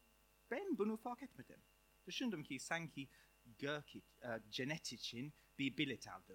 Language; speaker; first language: Turkish; non-native, fluent; English